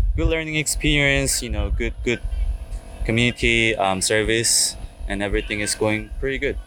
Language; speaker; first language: English; non-native, fluent; Korean